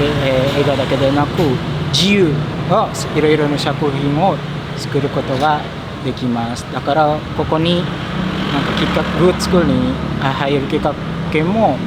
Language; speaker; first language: Japanese; non-native, fluent; Indonesian